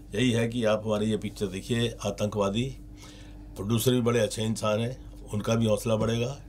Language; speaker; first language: Hindi; native; Hindi